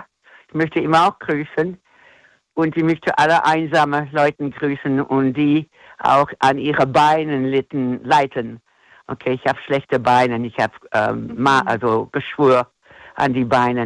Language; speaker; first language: German; non-native, fluent; English